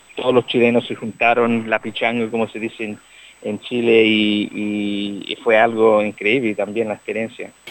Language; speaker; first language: Spanish; early bilingual, heritage; Spanish